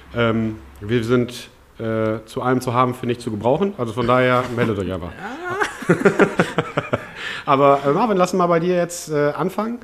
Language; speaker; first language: German; native; German